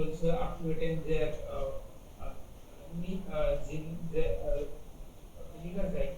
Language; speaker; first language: German; non-native, learner; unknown